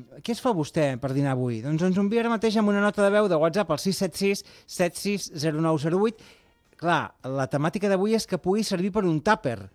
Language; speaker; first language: Catalan; non-native, local second language; Spanish